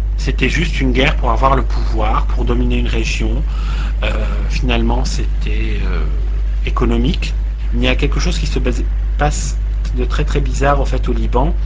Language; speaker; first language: French; non-native, local second language; Arabic